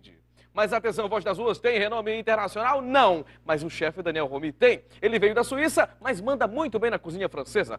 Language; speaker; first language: Portuguese; native; Portuguese